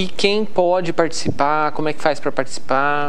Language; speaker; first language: Portuguese; native; Portuguese